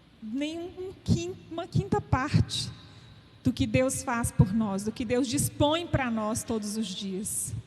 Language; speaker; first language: Portuguese; native; Portuguese